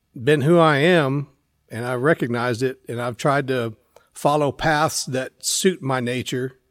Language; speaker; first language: English; native; English